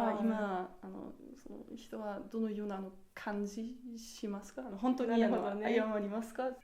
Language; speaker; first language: Japanese; non-native, learner; German